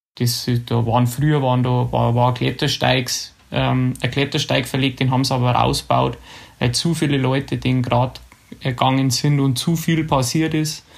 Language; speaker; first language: German; native; German